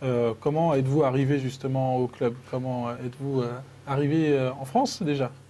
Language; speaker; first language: French; native; French